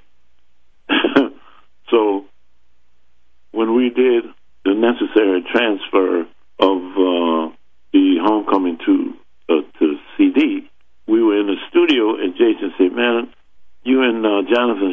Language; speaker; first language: English; native; English